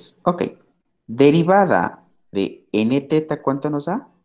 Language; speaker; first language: Spanish; native; Spanish